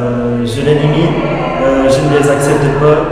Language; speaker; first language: French; non-native, local second language; Arabic